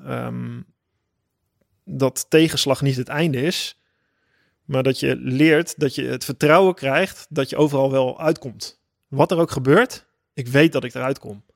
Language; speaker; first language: Dutch; native; Dutch